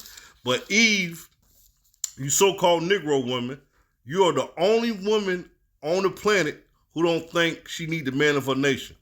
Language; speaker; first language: English; native; English